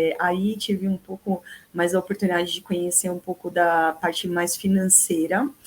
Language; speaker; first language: Portuguese; native; Portuguese